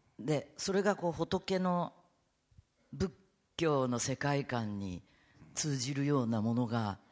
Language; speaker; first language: Japanese; native; Japanese